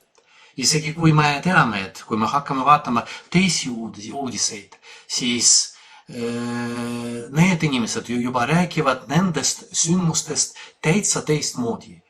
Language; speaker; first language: Estonian; non-native, fluent; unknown